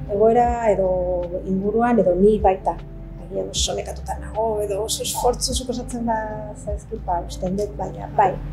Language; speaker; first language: Basque; non-native, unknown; Spanish